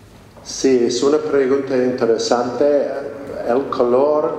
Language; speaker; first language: Spanish; non-native, fluent; English